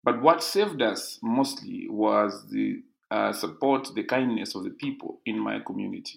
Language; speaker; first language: English; non-native, local second language; Bemba